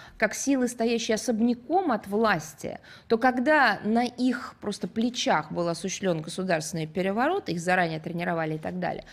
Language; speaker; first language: Russian; native; Russian